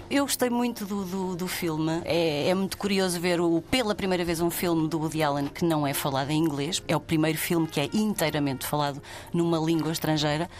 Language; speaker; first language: Portuguese; native; Portuguese